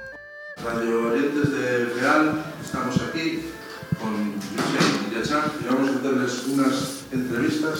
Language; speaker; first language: Spanish; native; Spanish